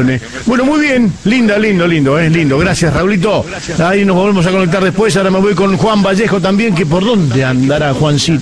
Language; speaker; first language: Spanish; native; Spanish